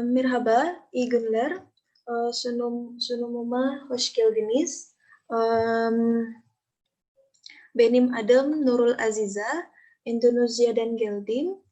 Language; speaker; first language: Turkish; non-native, learner; Indonesian